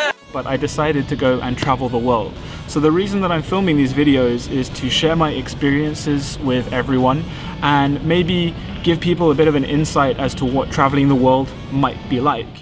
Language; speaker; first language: English; native; English